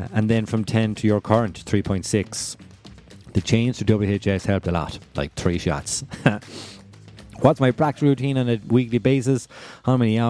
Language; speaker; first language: English; native; English